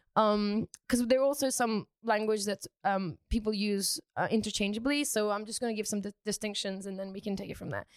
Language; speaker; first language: English; native; English